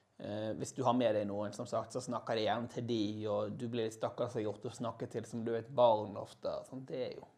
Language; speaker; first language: Norwegian; native; Norwegian